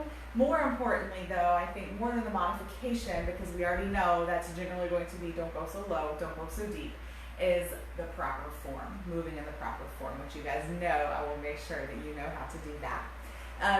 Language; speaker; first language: English; native; English